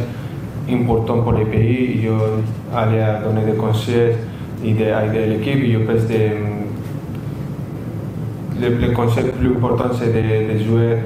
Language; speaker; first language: French; non-native, fluent; Spanish